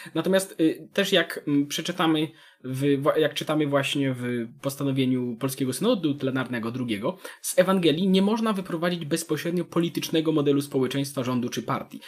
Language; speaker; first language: Polish; native; Polish